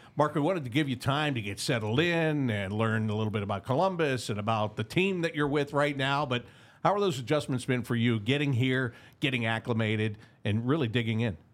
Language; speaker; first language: English; native; English